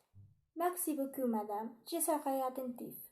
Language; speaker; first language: French; non-native, learner; Spanish